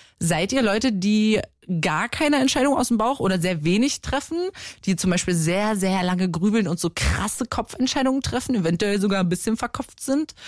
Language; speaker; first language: German; native; German